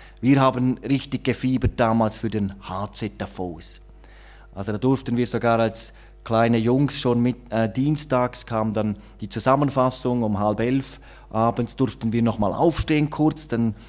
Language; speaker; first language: German; native; German